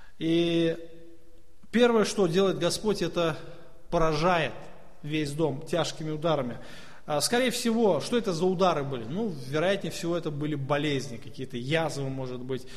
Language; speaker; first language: Russian; native; Russian